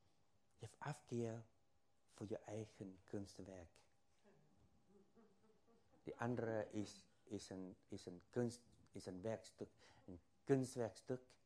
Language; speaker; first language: Dutch; non-native, fluent; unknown